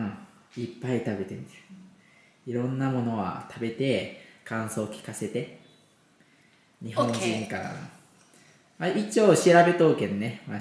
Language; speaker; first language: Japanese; non-native, fluent; Vietnamese